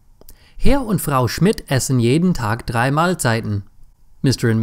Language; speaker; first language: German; non-native, fluent; English